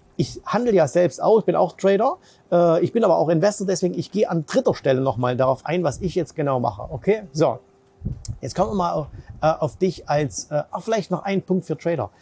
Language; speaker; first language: German; native; German